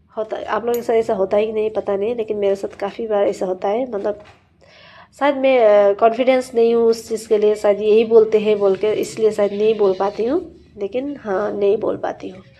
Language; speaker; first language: Hindi; non-native, local second language; Nepali